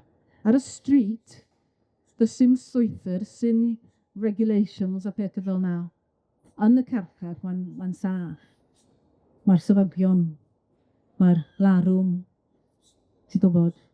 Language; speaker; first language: Welsh; non-native, local second language; English